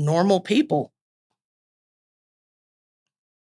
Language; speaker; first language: English; native; English